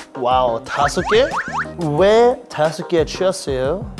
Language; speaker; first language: Korean; non-native, learner; English